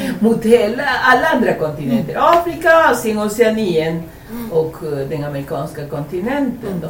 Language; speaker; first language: Swedish; non-native, fluent; Spanish